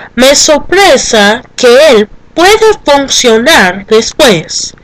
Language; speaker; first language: Spanish; non-native, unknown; English